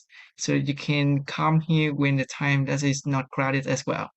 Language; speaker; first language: English; non-native, learner; Vietnamese